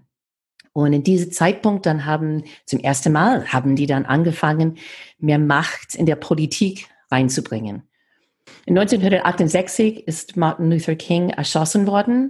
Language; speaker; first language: German; non-native, fluent; English